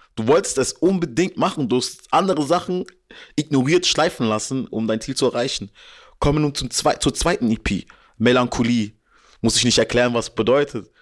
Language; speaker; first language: German; native; German